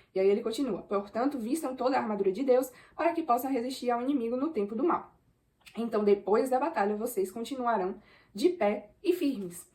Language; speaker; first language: Portuguese; native; Portuguese